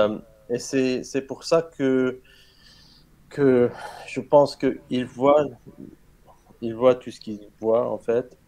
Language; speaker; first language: French; non-native, learner; Arabic